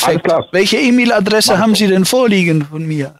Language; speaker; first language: German; native; German